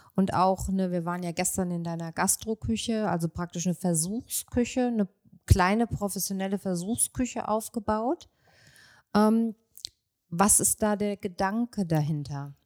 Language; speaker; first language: German; native; German